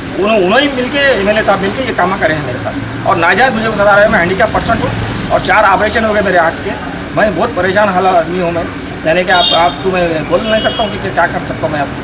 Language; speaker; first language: Urdu; native; Urdu